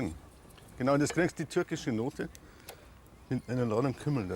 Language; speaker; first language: German; native; German